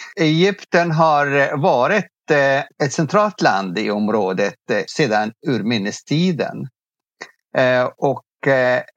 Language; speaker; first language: Swedish; non-native, fluent; Arabic